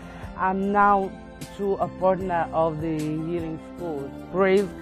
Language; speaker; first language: English; non-native, local second language; Morisyen